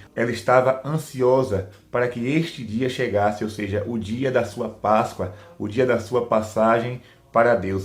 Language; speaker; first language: Portuguese; native; Portuguese